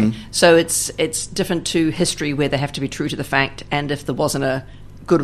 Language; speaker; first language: English; native; English